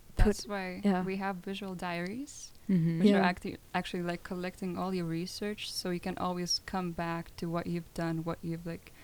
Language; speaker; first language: English; non-native, fluent; Lithuanian